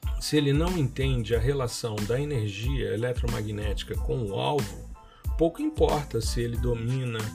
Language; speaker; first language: Portuguese; native; Portuguese